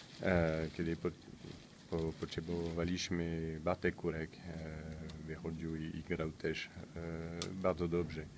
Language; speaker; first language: Polish; non-native, learner; French